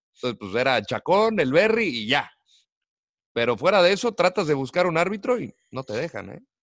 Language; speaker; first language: Spanish; native; Spanish